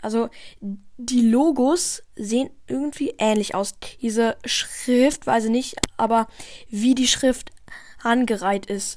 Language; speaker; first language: German; native; German